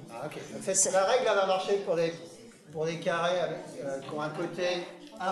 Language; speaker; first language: French; native; French